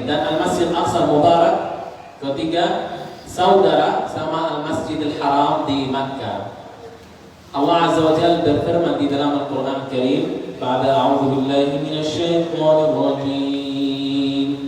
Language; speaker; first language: Indonesian; non-native, learner; Arabic